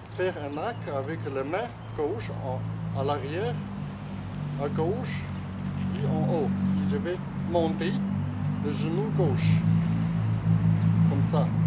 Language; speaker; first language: French; non-native, learner; Chinese